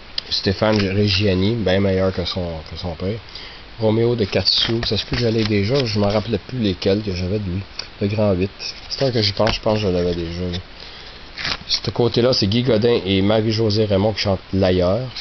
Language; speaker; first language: French; native; French